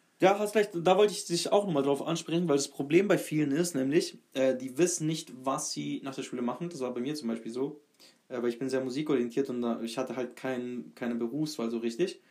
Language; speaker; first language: German; native; German